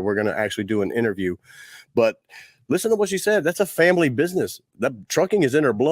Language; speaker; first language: English; native; English